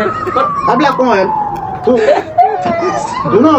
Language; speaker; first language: Spanish; non-native, learner; Haitian Creole